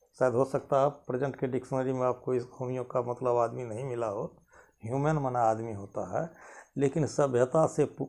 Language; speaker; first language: Hindi; non-native, local second language; Maithili